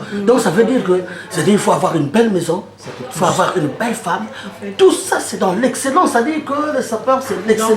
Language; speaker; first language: French; non-native, local second language; Lingala